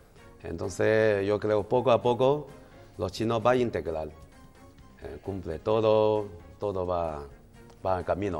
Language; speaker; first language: Spanish; non-native, learner; Chinese